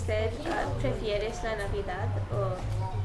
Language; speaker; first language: Spanish; non-native, learner; English